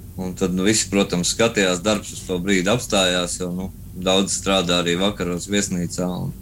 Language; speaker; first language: Latvian; native; Latvian